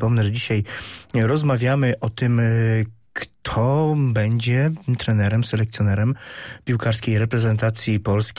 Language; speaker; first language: Polish; native; Polish